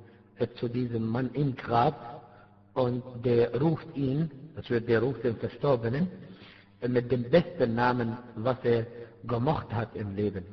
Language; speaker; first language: German; non-native, fluent; Arabic